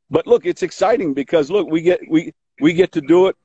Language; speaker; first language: English; native; English